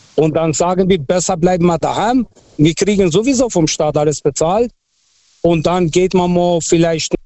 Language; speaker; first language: German; early bilingual, other home language; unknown